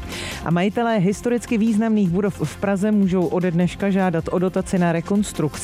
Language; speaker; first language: Czech; native; Czech